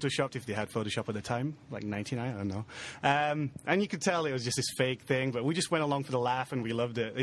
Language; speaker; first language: English; native; English